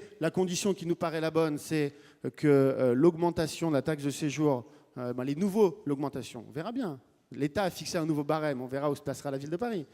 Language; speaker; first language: French; native; French